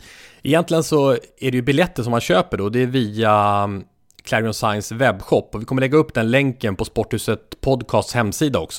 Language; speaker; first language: Swedish; native; Swedish